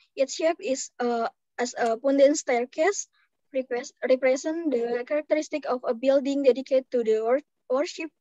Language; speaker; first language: English; non-native, fluent; Indonesian